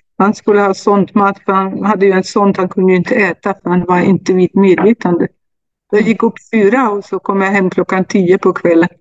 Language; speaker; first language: Swedish; non-native, fluent; German